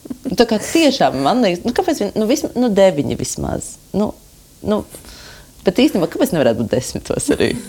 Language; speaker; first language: Latvian; native; Latvian